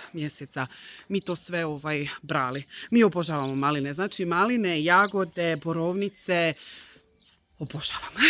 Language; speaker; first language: Bosnian; early bilingual, heritage; Croatian